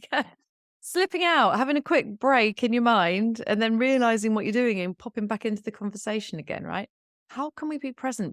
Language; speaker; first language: English; native; English